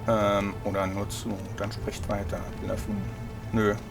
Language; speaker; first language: German; native; German